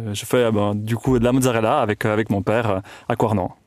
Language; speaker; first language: French; early bilingual, other home language; Italian